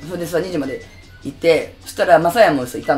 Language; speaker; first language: Japanese; native; Japanese